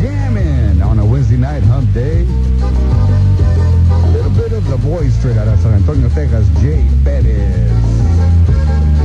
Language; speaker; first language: English; early bilingual, other home language; Spanish